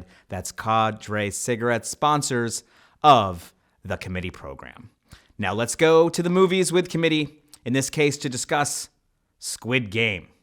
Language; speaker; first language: English; native; English